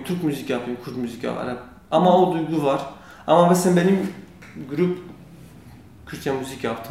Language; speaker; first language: Turkish; non-native, learner; Kurdish